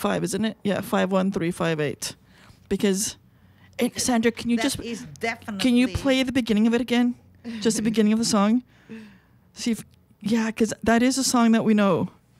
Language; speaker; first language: English; non-native, fluent; Spanish